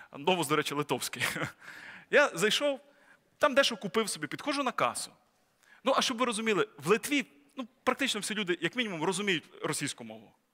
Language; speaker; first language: Ukrainian; native; Ukrainian